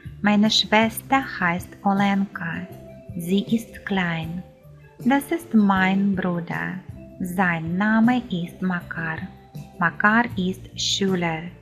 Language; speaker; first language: German; non-native, fluent; Ukrainian